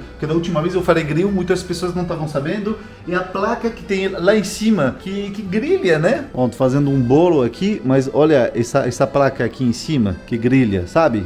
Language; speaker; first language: Portuguese; non-native, fluent; French